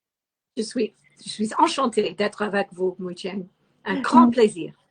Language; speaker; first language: French; non-native, fluent; English